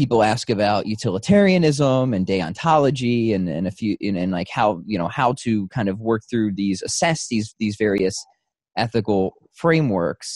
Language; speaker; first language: English; native; English